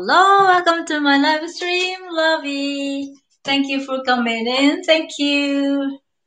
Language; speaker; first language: English; non-native, learner; Japanese